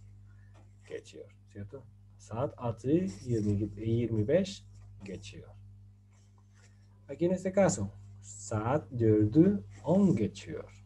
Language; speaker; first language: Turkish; non-native, fluent; Spanish